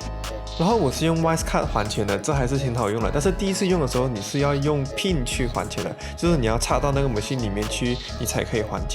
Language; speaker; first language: Chinese; native; Chinese